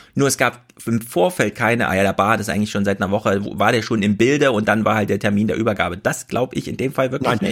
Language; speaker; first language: German; native; German